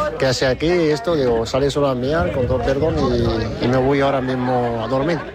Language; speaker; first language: Spanish; non-native, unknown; Arabic